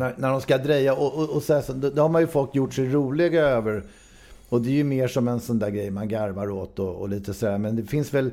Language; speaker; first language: Swedish; native; Swedish